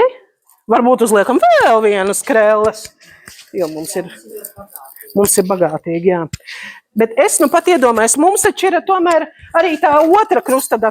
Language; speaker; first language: Latvian; native; Latvian